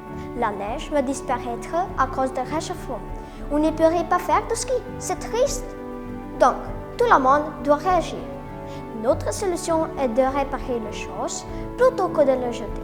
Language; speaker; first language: French; non-native, learner; Slovenian